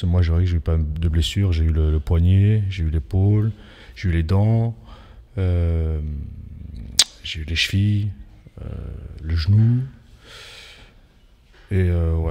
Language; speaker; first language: French; native; French